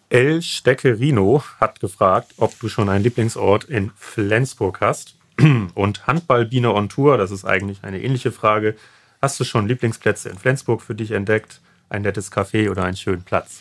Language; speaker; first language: German; native; German